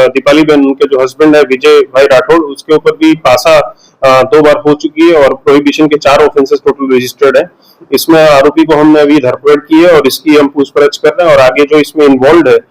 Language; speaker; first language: Hindi; non-native, local second language; Gujarati